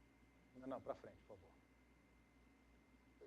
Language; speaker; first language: Portuguese; native; Portuguese